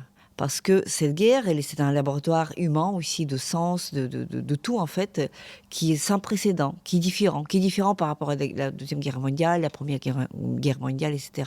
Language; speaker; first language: French; non-native, fluent; Ukrainian